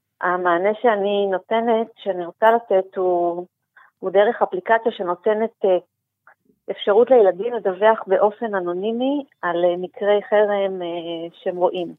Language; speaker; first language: Hebrew; native; Hebrew